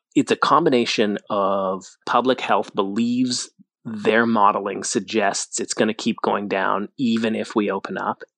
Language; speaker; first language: English; native; English